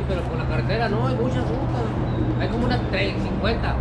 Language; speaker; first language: Spanish; native; Spanish